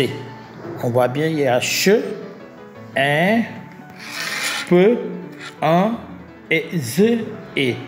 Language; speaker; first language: French; native; French